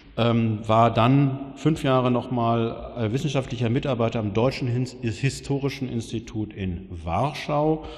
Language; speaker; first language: German; native; German